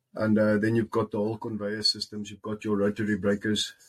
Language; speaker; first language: English; non-native, local second language; Afrikaans